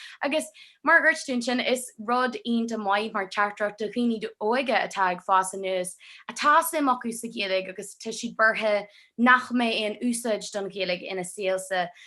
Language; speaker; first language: Irish; non-native, local second language; English